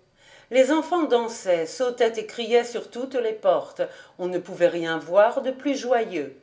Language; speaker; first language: French; native; French